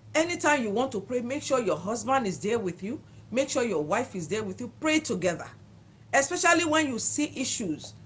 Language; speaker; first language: English; non-native, local second language; Yoruba